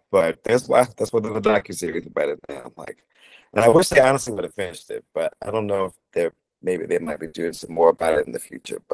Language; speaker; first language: English; native; English